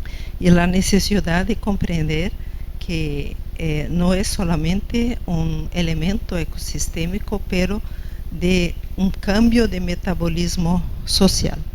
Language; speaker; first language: Spanish; non-native, fluent; Portuguese